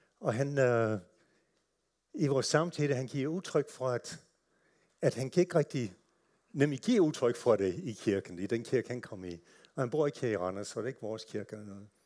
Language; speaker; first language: Danish; non-native, fluent; English